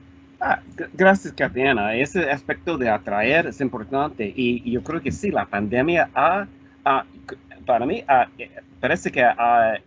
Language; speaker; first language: Spanish; non-native, fluent; English